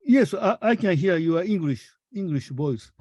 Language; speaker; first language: English; non-native, fluent; Japanese